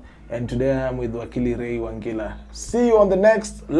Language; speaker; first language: English; non-native, local second language; Swahili